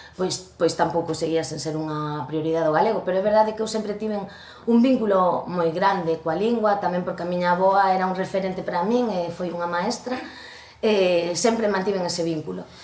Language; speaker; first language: Galician; non-native, local second language; Spanish